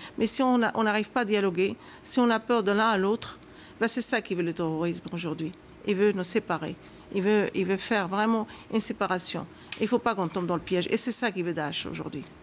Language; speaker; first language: French; non-native, local second language; Arabic